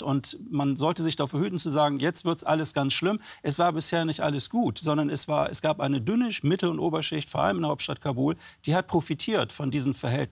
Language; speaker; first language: German; native; German